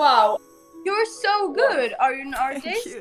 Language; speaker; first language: English; non-native, learner; Russian